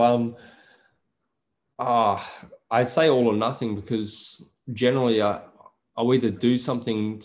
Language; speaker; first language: English; native; English